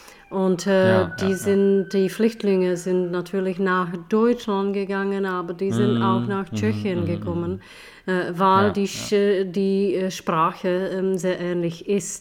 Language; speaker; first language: German; non-native, fluent; Czech